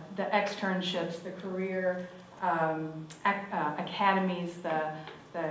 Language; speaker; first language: English; native; English